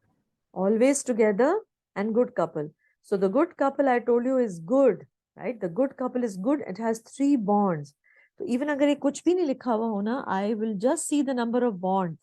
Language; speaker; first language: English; non-native, local second language; Hindi